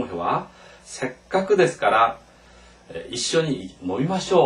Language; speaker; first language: Japanese; non-native, fluent; Korean